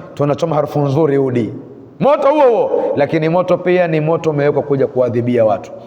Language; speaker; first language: Swahili; native; Swahili